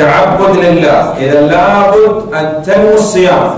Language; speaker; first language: Arabic; native; Arabic